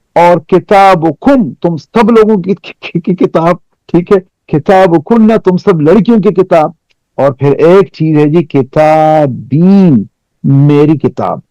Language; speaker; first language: Urdu; non-native, local second language; Pashto